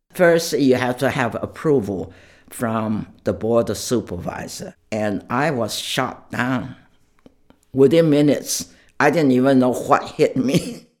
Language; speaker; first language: English; non-native, fluent; Chinese